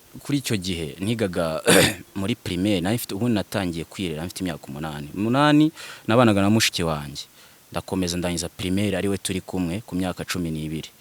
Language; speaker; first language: Kinyarwanda; early bilingual, other home language; Swahili